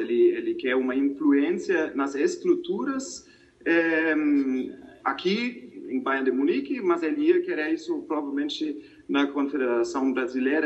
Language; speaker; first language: Portuguese; non-native, fluent; German